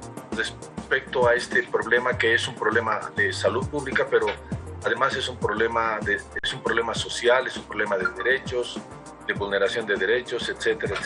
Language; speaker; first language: Spanish; native; Spanish